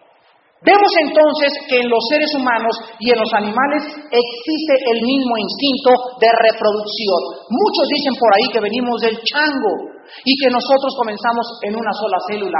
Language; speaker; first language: Spanish; native; Spanish